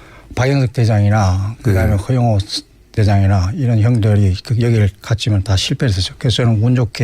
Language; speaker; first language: Korean; native; Korean